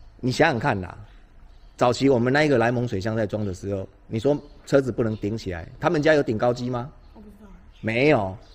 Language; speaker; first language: Chinese; native; Chinese